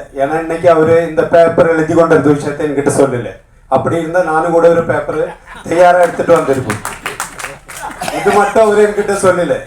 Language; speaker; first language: Tamil; non-native, learner; Malayalam